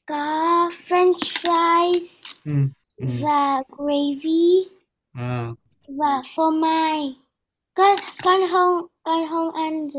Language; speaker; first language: Vietnamese; early bilingual, heritage; Vietnamese